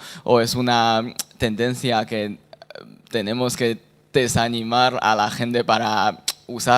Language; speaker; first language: Spanish; non-native, fluent; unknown